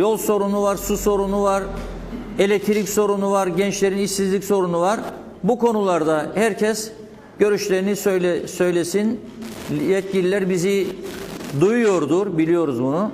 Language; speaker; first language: Turkish; native; Turkish